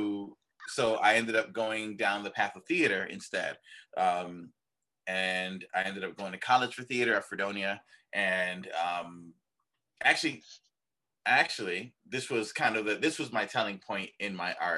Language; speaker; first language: English; native; English